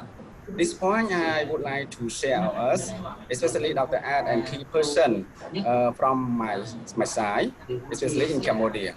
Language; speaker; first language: English; non-native, learner; Khmer